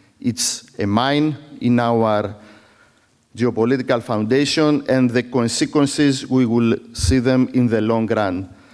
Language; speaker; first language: English; non-native, fluent; Greek